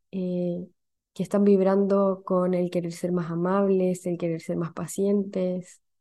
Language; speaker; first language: Spanish; native; Spanish